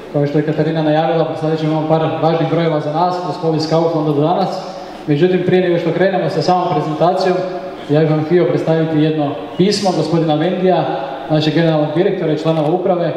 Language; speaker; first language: Croatian; native; Croatian